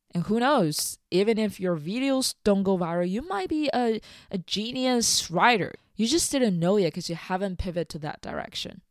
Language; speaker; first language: English; non-native, fluent; Chinese